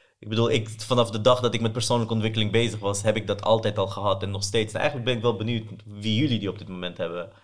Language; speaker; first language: Dutch; early bilingual, other home language; Persian